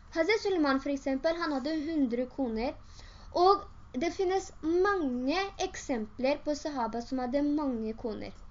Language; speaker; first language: Norwegian; early bilingual, other home language; Urdu